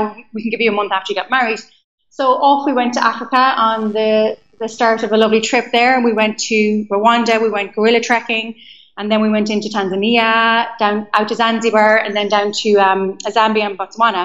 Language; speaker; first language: English; native; English